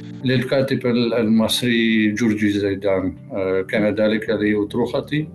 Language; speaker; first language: Arabic; non-native, learner; Dutch